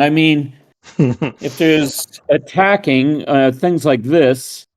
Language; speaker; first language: English; native; English